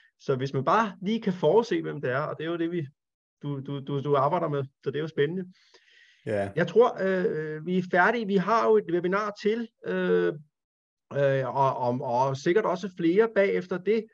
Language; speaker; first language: Danish; native; Danish